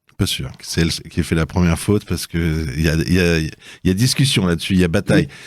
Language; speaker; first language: French; native; French